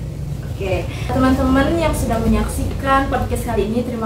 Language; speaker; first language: Indonesian; native; Indonesian